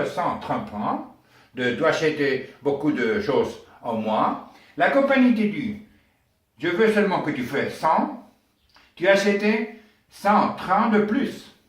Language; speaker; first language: French; non-native, learner; Spanish